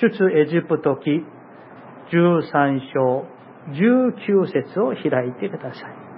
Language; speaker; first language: Japanese; non-native, fluent; Korean